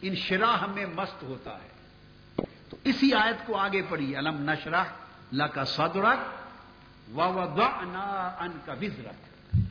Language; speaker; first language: Urdu; non-native, local second language; Punjabi